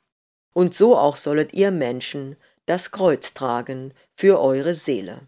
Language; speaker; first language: German; native; German